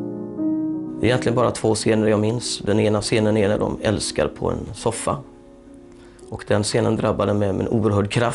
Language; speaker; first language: Swedish; native; Swedish